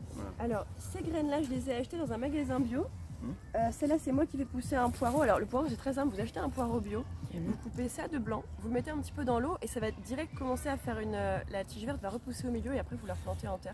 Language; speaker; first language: French; native; French